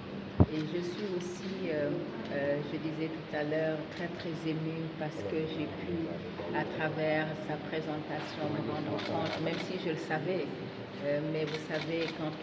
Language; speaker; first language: French; non-native, local second language; Wolof